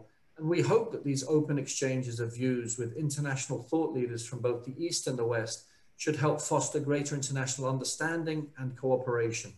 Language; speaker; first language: English; native; English